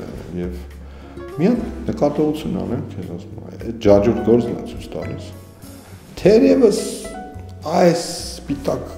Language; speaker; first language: Armenian; native; Armenian